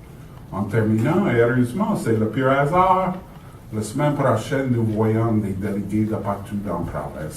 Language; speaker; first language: French; native; French